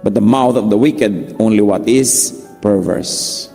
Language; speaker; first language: English; non-native, local second language; Filipino